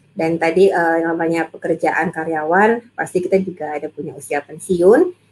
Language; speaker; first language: Indonesian; native; Indonesian